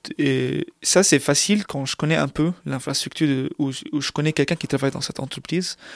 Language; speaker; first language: French; non-native, local second language; Arabic